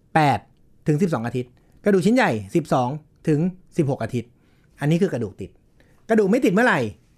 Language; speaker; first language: Thai; native; Thai